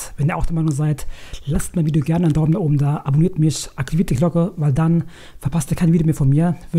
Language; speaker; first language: German; native; German